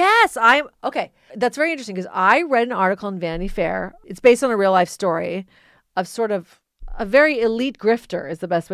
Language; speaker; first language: English; native; English